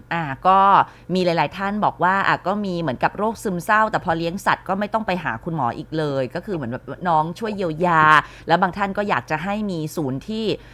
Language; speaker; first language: Thai; native; Thai